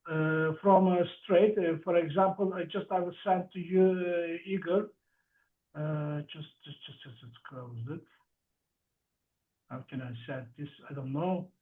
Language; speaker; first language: English; non-native, learner; Turkish